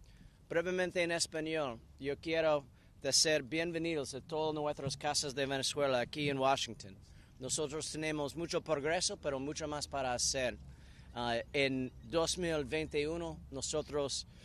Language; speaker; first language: Spanish; non-native, learner; English